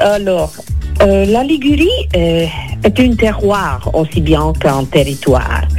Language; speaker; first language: French; non-native, fluent; Italian